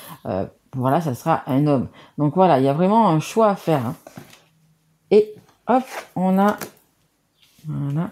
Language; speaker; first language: French; native; French